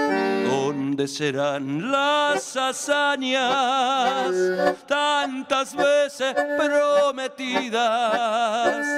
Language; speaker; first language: Spanish; native; Spanish